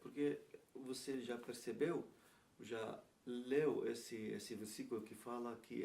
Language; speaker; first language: Portuguese; non-native, learner; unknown